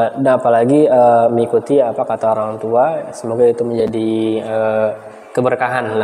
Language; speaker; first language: Indonesian; native; Indonesian